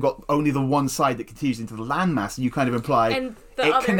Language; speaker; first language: English; native; English